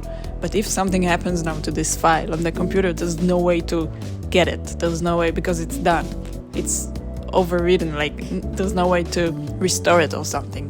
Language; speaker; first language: English; non-native, fluent; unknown